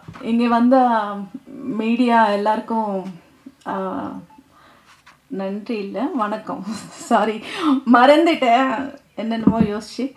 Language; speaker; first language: Tamil; non-native, fluent; Telugu